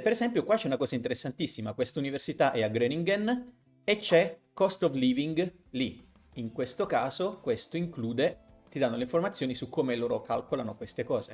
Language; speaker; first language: Italian; native; Italian